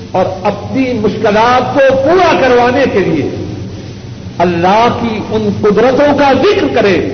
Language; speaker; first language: Urdu; non-native, local second language; Punjabi